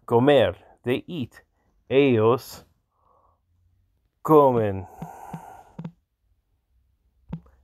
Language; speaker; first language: Spanish; non-native, learner; English